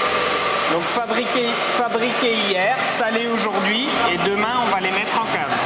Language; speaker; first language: French; native; French